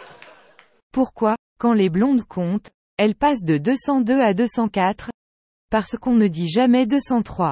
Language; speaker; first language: French; native; French